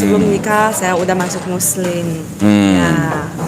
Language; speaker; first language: Indonesian; non-native, learner; Chinese